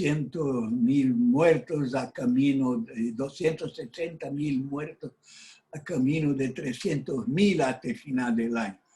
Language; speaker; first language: Spanish; non-native, fluent; Portuguese